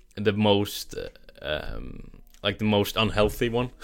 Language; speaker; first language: English; non-native, fluent; Norwegian